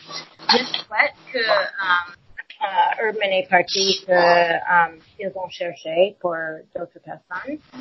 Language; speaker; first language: French; non-native, learner; English